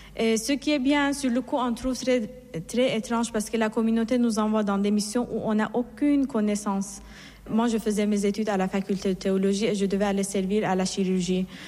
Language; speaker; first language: French; non-native, fluent; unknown